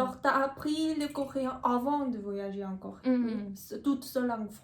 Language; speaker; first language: French; non-native, learner; Korean